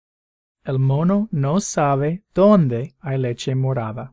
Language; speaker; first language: Spanish; non-native, fluent; English